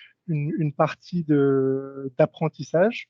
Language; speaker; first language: French; native; French